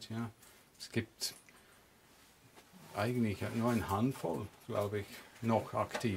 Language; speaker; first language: German; non-native, fluent; English